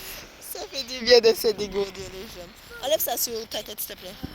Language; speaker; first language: French; native; French